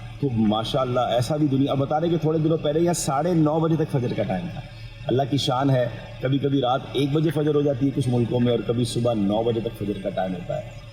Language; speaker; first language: Urdu; native; Urdu